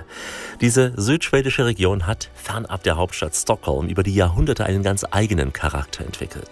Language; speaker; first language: German; native; German